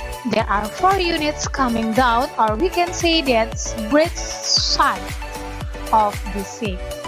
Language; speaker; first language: English; non-native, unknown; Indonesian